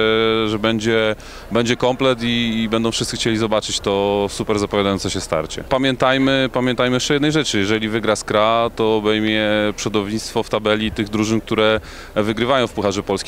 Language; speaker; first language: Polish; native; Polish